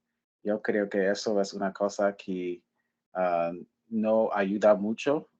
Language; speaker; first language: Spanish; non-native, learner; English